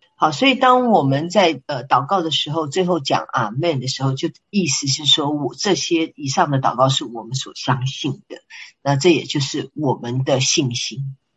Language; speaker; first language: Chinese; native; Chinese